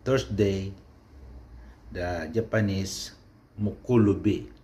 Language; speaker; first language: English; non-native, learner; Filipino